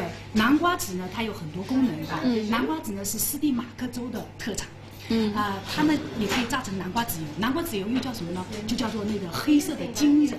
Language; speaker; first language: Chinese; native; Chinese